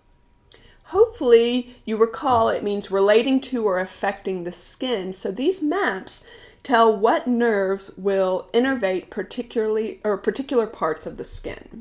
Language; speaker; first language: English; native; English